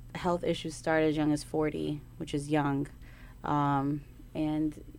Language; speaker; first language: English; native; English